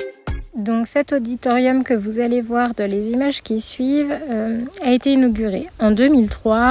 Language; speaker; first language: French; native; French